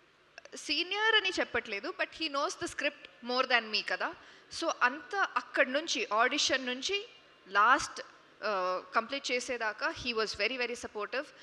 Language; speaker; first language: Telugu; non-native, fluent; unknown